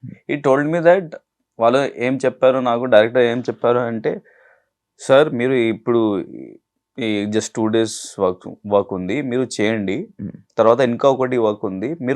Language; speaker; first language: Telugu; non-native, learner; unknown